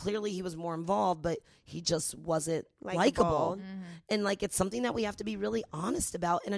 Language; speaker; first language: English; native; English